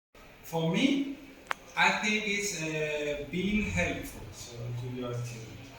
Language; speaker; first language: English; non-native, fluent; Spanish